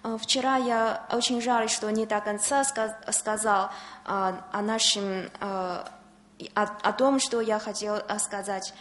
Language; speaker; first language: Russian; non-native, learner; Chinese